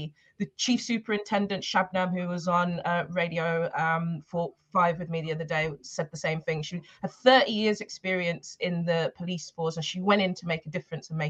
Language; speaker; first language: English; native; English